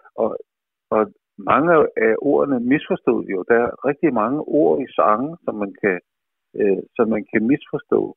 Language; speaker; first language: Danish; native; Danish